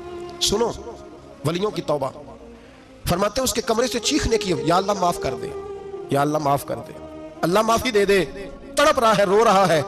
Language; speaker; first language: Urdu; non-native, local second language; Punjabi